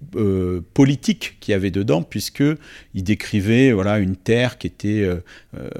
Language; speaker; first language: French; native; French